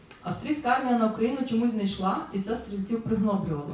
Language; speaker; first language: Ukrainian; native; Ukrainian